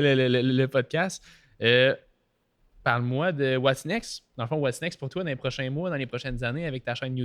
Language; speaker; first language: French; native; French